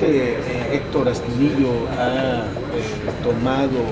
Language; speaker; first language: Spanish; native; Spanish